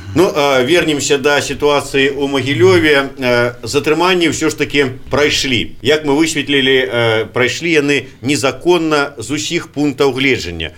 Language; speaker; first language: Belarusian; native; Belarusian